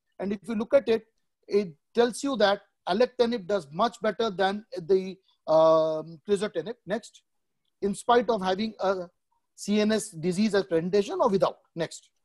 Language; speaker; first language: English; non-native, local second language; Odia